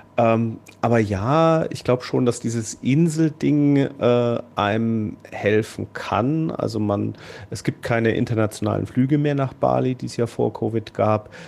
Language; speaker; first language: German; native; German